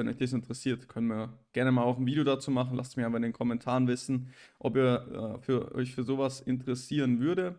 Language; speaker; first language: German; native; German